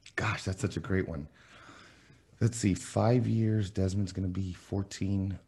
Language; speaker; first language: English; early bilingual, other home language; Spanish